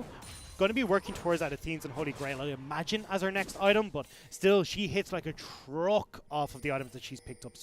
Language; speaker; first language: English; native; English